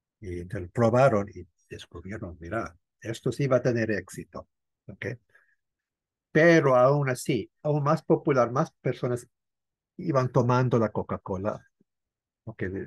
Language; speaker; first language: Spanish; non-native, fluent; English